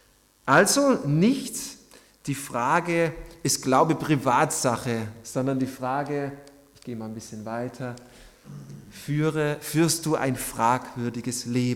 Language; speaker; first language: German; native; German